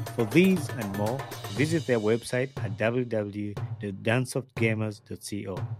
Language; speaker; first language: English; non-native, local second language; Ganda